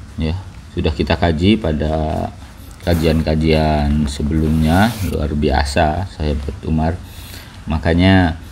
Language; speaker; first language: Indonesian; native; Indonesian